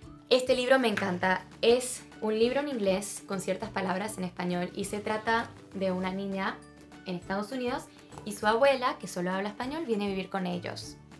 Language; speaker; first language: Spanish; early bilingual, heritage; Spanish